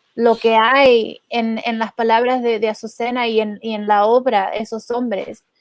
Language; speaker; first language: Spanish; early bilingual, heritage; Spanish